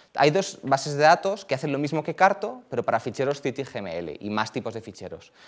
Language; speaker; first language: Spanish; native; Spanish